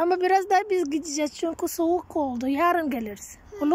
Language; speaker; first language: Turkish; non-native, learner; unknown